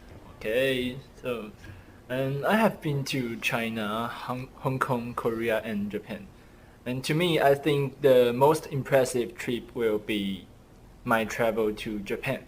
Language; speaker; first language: English; non-native, learner; Chinese